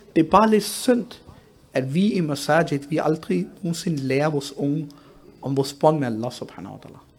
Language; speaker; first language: Danish; early bilingual, other home language; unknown